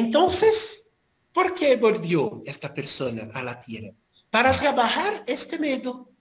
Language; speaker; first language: Spanish; non-native, learner; Portuguese